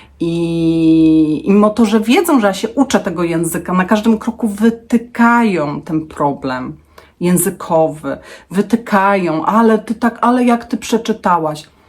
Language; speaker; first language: Polish; native; Polish